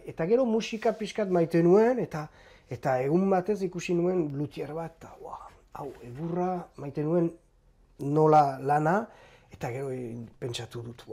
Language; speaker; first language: Basque; native; Basque